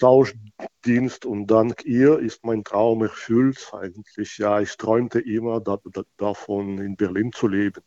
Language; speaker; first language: German; non-native, fluent; Russian